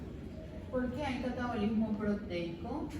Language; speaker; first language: Spanish; native; Spanish